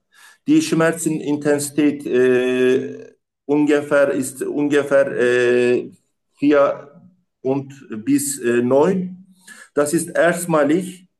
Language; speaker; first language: German; non-native, learner; Turkish